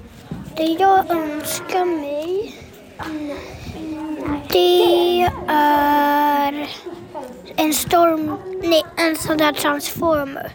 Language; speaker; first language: Swedish; early bilingual, other home language; Finnish